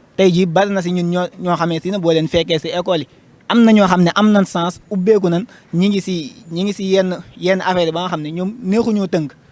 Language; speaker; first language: Wolof; non-native, local second language; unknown